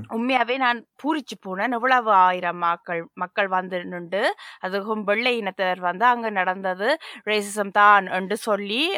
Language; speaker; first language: Tamil; early bilingual, heritage; Tamil